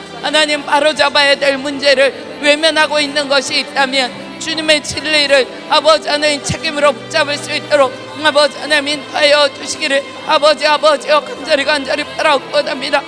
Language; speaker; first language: Korean; native; Korean